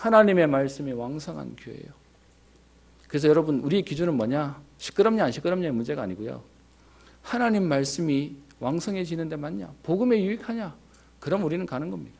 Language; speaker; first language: Korean; native; Korean